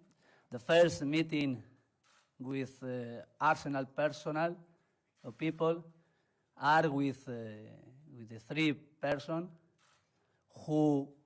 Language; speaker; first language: English; non-native, learner; Spanish